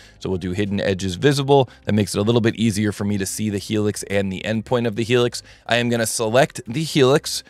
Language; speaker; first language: English; native; English